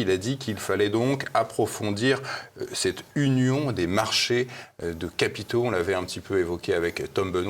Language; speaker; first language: French; native; French